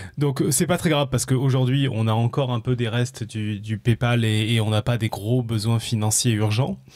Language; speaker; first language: French; native; French